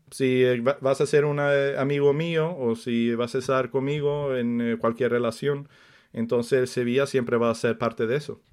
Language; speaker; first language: Spanish; early bilingual, other home language; Swedish